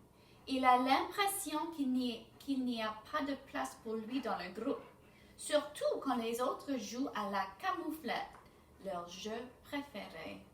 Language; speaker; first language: French; non-native, fluent; English